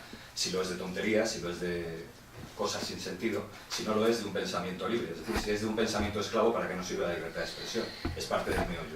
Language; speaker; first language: Spanish; native; Spanish